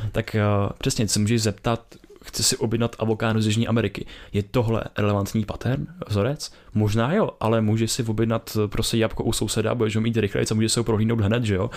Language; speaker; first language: Czech; native; Czech